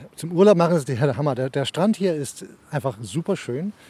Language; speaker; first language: German; early bilingual, heritage; German